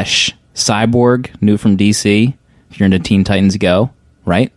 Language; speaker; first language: English; native; English